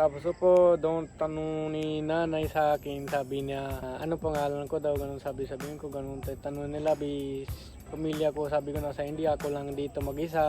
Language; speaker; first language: Filipino; non-native, learner; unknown